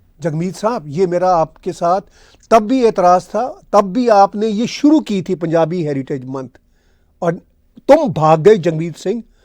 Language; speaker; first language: Urdu; non-native, local second language; Punjabi